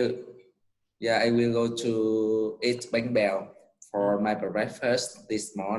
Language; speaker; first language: English; non-native, learner; Vietnamese